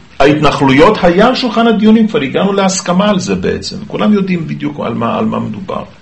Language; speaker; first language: Hebrew; native; Hebrew